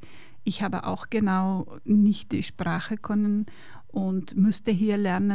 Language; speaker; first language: German; non-native, learner; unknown